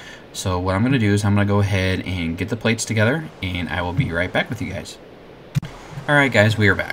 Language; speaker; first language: English; native; English